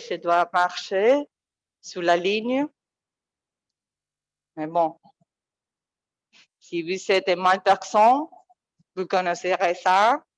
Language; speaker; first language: French; non-native, fluent; Spanish